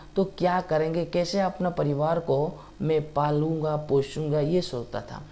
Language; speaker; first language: Hindi; non-native, local second language; Odia